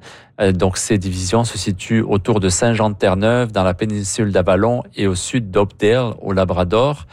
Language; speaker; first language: French; native; French